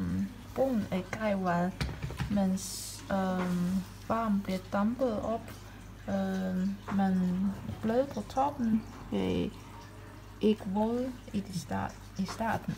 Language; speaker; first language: Danish; non-native, fluent; Chinese